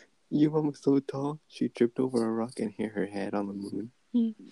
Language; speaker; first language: English; early bilingual, other home language; Spanish